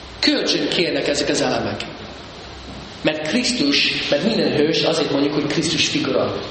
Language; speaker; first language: Hungarian; early bilingual, heritage; Hungarian